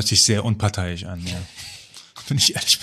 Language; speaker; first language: German; early bilingual, other home language; Persian